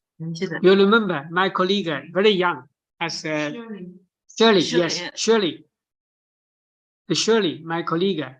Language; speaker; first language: English; non-native, fluent; Chinese